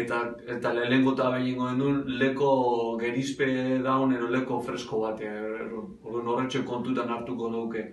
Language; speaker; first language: Basque; native; Basque